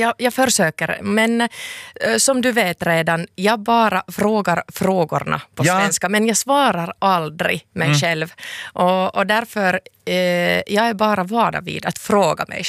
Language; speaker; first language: Swedish; non-native, local second language; Finnish